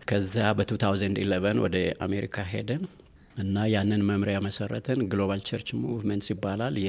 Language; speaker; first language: Amharic; non-native, local second language; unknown